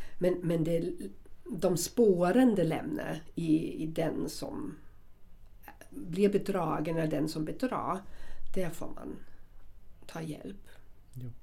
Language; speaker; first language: Swedish; non-native, fluent; German